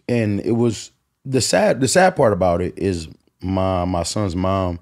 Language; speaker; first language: English; native; English